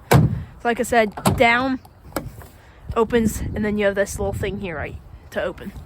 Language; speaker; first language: English; native; English